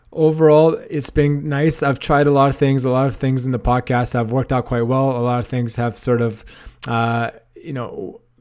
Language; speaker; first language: English; native; English